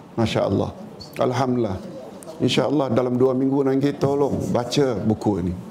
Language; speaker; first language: Malay; native; Malay